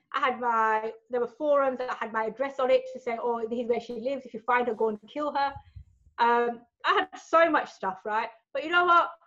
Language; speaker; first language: English; early bilingual, other home language; Hindi